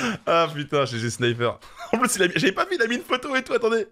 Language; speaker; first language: French; native; French